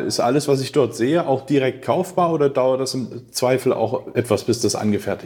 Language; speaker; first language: German; native; German